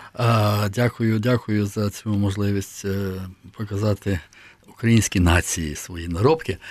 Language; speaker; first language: Ukrainian; native; Ukrainian